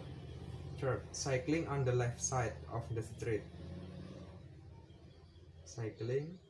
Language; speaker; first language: English; non-native, learner; Indonesian